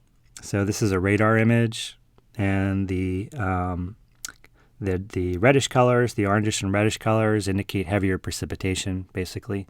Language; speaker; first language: English; native; English